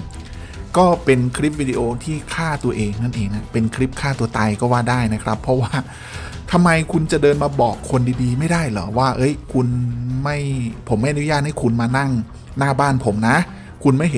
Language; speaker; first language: Thai; native; Thai